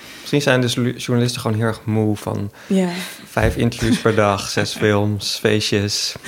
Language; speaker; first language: Dutch; native; Dutch